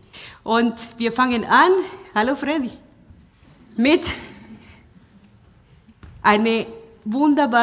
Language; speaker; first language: German; non-native, fluent; Spanish